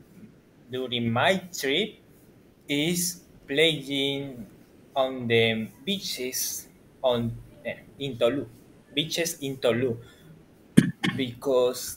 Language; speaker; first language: English; non-native, learner; Spanish